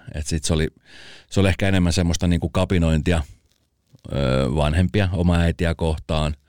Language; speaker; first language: Finnish; early bilingual, other home language; Spanish